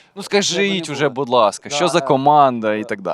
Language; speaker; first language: Ukrainian; native; Ukrainian